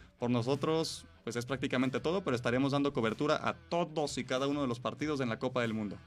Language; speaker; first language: Spanish; native; Spanish